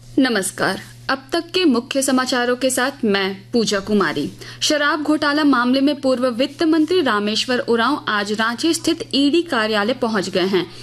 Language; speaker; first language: Hindi; native; Hindi